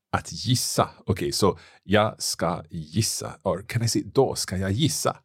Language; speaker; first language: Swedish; non-native, learner; English